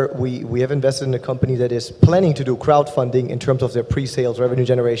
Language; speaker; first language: English; non-native, fluent; German